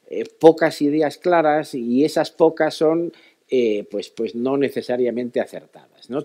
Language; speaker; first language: Spanish; native; Spanish